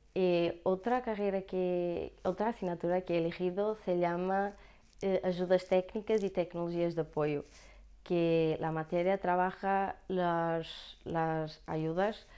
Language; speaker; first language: Spanish; non-native, learner; Portuguese